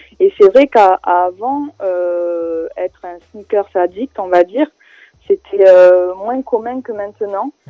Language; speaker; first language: French; native; French